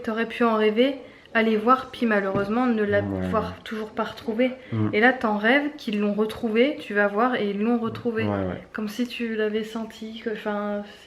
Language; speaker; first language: French; native; French